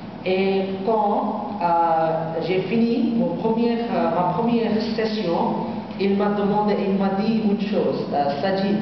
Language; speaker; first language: French; non-native, learner; Bangla